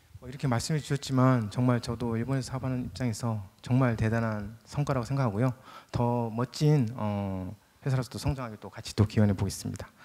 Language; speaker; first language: Korean; native; Korean